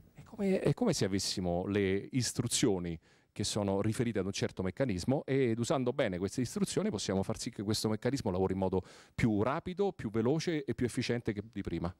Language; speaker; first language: Italian; native; Italian